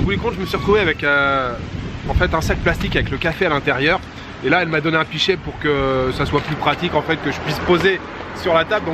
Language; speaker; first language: French; native; French